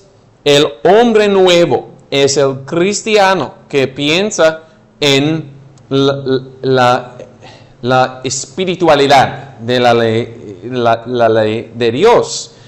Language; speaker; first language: Spanish; non-native, fluent; English